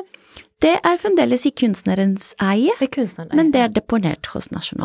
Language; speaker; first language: Norwegian; non-native, fluent; Italian